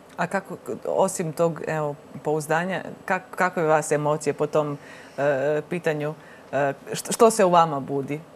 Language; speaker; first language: Croatian; native; Croatian